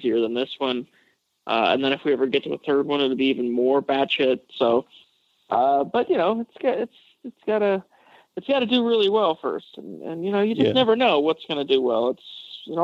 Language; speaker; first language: English; native; English